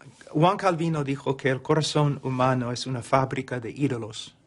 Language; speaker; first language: Spanish; non-native, fluent; English